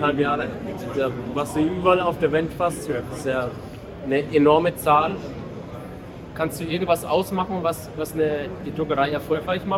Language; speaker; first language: German; native; German